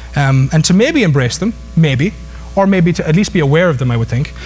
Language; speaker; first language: English; native; English